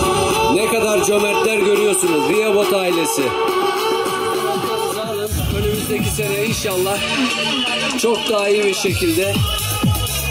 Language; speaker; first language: Turkish; native; Turkish